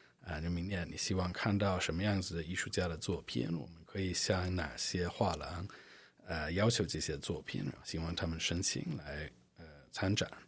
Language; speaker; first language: Chinese; non-native, fluent; English